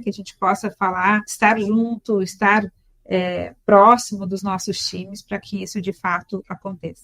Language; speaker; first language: Portuguese; native; Portuguese